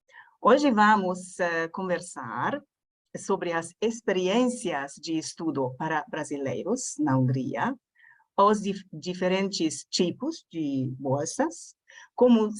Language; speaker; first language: Portuguese; non-native, fluent; Hungarian